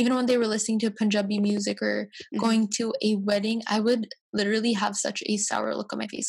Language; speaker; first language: English; native; English